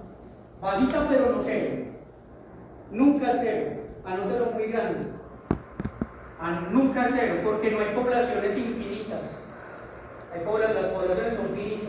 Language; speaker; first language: Spanish; native; Spanish